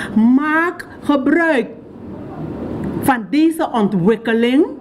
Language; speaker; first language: Dutch; non-native, local second language; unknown